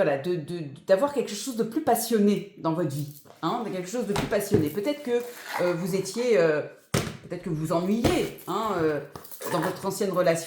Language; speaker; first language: French; native; French